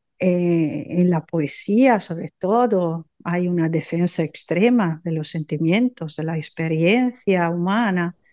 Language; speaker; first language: Spanish; non-native, fluent; Italian